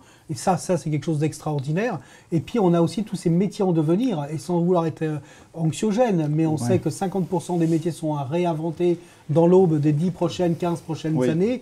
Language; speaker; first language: French; native; French